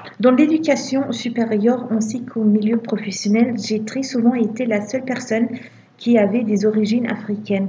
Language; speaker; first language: French; non-native, fluent; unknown